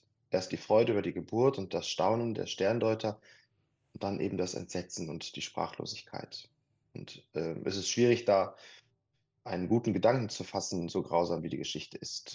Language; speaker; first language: German; native; German